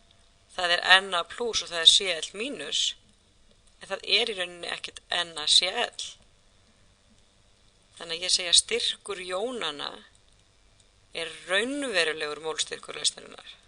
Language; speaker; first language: Icelandic; native; Icelandic